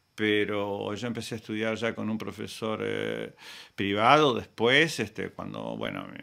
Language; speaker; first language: Spanish; native; Spanish